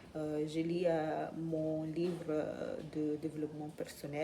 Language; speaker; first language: French; non-native, learner; English